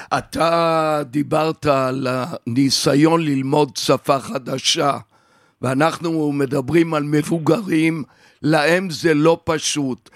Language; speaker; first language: Hebrew; native; Hebrew